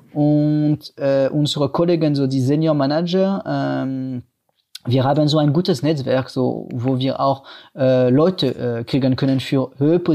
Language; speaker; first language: German; non-native, fluent; French